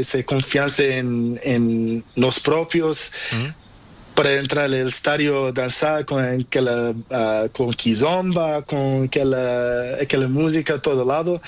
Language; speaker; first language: Spanish; non-native, local second language; Portuguese